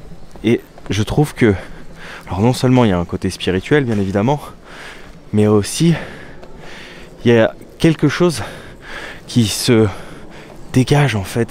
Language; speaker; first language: French; native; French